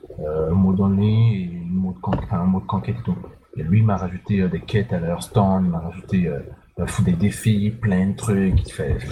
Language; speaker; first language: French; non-native, local second language; Sango